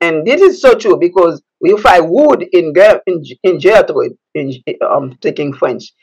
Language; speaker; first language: English; non-native, fluent; Haitian Creole